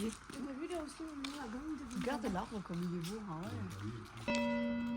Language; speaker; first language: French; native; French